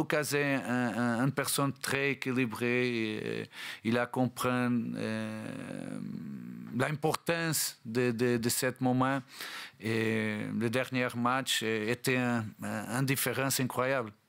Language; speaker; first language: French; non-native, learner; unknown